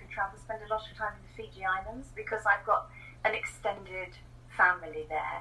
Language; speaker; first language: English; native; English